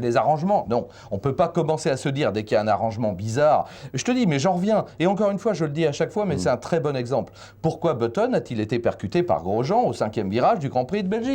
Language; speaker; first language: French; native; French